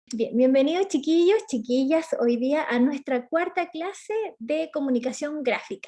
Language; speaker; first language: Spanish; native; Spanish